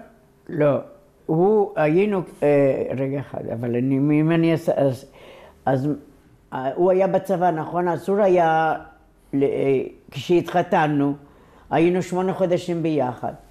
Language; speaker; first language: Hebrew; non-native, local second language; Ladino